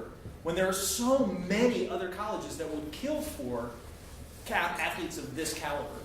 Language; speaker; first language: English; native; English